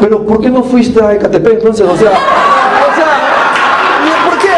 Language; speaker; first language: Spanish; non-native, fluent; Korean